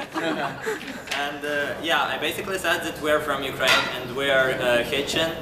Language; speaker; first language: English; non-native, fluent; Ukrainian